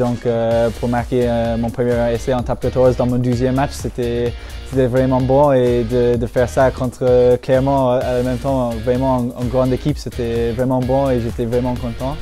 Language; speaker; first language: French; non-native, fluent; English